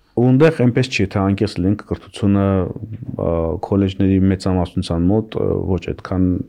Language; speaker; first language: Armenian; native; Armenian